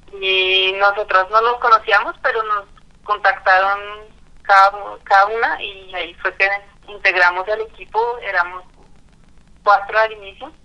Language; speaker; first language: Spanish; non-native, fluent; French